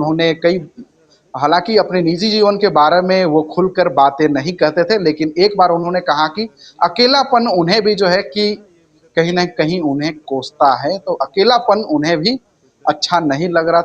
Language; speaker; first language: Hindi; native; Hindi